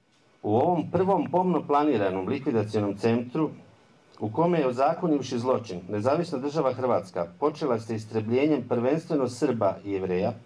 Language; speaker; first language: Croatian; native; Croatian